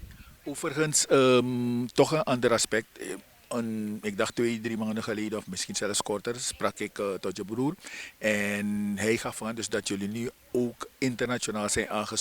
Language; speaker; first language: Dutch; native; Dutch